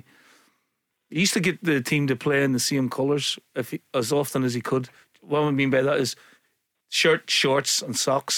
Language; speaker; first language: English; native; English